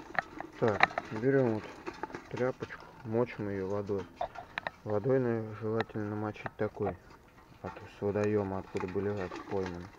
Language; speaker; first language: Russian; native; Russian